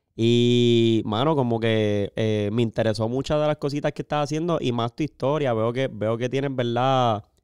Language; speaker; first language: Spanish; native; Spanish